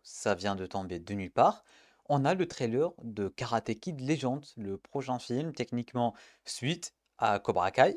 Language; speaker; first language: French; native; French